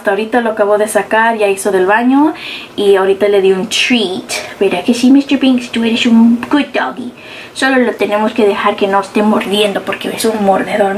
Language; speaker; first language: Spanish; early bilingual, heritage; Spanish